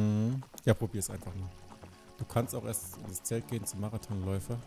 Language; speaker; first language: German; native; German